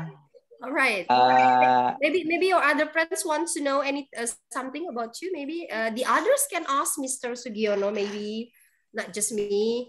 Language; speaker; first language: English; non-native, fluent; Indonesian